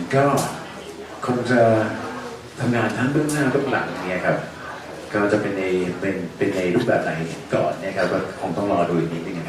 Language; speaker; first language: Thai; non-native, fluent; Danish